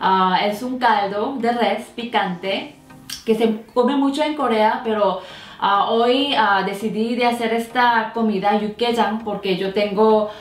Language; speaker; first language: Spanish; non-native, fluent; Korean